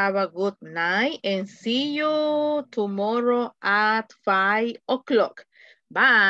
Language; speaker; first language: English; non-native, fluent; Spanish